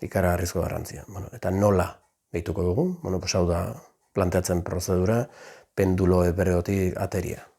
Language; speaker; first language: Basque; native; Basque